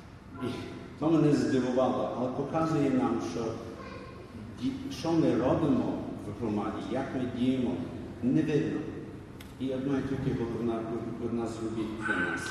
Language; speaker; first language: Ukrainian; early bilingual, other home language; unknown